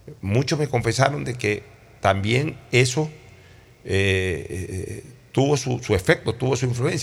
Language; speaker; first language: Spanish; native; Spanish